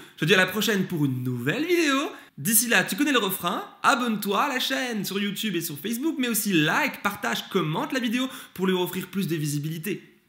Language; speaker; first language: French; early bilingual, other home language; Turkish